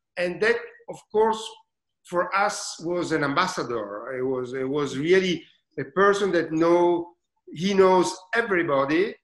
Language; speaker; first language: English; non-native, learner; Italian